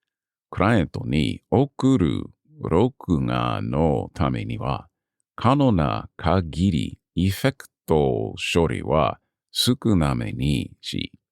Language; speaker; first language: Japanese; non-native, learner; English